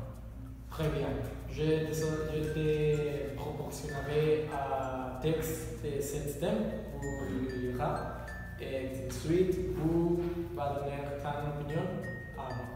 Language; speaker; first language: French; non-native, learner; Spanish